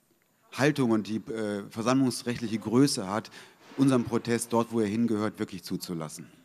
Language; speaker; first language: German; native; German